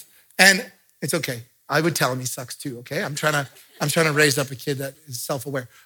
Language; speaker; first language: English; native; English